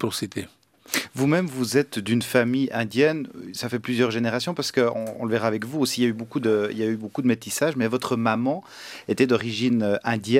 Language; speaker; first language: French; native; French